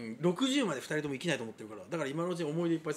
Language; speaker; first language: Japanese; native; Japanese